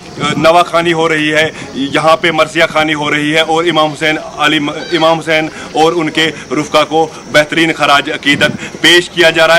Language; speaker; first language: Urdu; non-native, local second language; Kashmiri